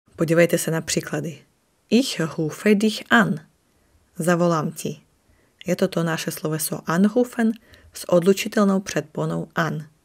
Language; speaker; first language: Czech; non-native, fluent; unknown